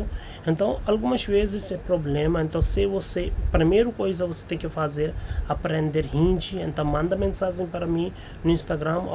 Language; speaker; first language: Portuguese; non-native, learner; Hindi